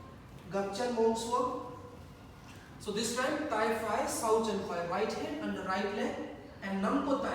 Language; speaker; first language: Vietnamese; non-native, learner; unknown